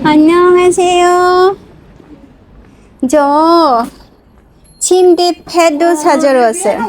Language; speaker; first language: Korean; non-native, fluent; Bangla